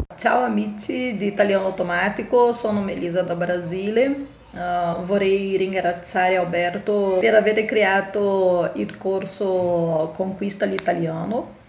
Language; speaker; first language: Italian; non-native, learner; Portuguese